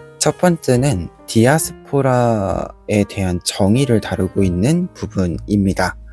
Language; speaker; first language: Korean; native; Korean